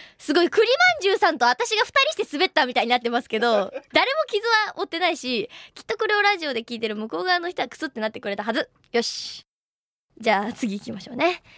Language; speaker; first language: Japanese; native; Japanese